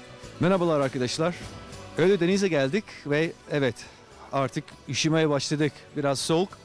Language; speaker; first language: Turkish; non-native, fluent; English